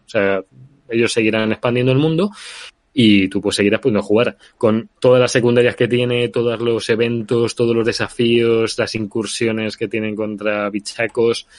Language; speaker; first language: Spanish; native; Spanish